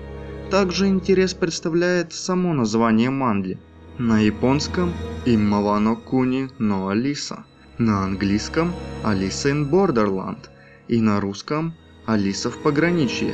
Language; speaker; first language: Russian; native; Russian